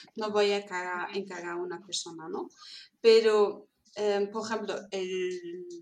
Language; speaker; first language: Spanish; non-native, fluent; German